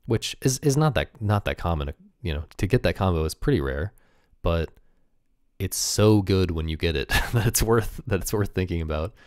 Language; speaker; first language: English; native; English